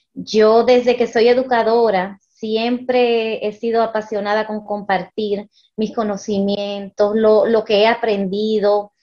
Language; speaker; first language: Spanish; early bilingual, heritage; Spanish